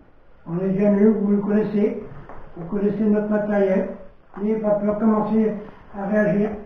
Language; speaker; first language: French; native; French